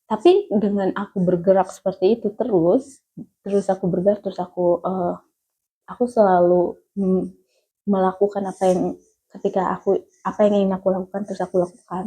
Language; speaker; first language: Indonesian; native; Indonesian